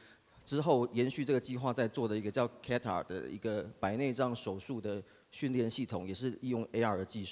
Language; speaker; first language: Chinese; native; Chinese